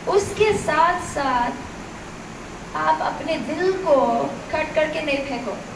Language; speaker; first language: Hindi; early bilingual, other home language; Urdu